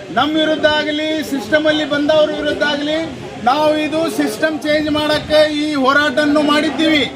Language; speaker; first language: Kannada; non-native, local second language; Urdu